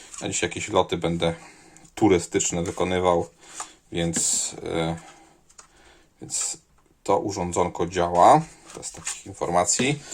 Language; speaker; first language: Polish; native; Polish